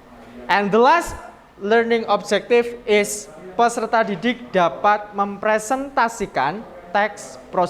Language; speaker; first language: English; non-native, learner; Indonesian